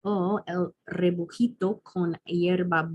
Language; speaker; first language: Spanish; non-native, fluent; English